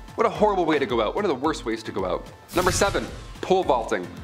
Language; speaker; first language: English; native; English